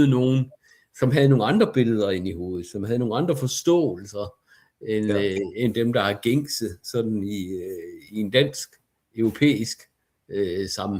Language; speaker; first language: Danish; native; Danish